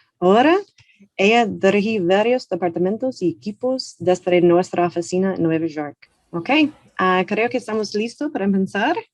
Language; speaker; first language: Spanish; non-native, fluent; English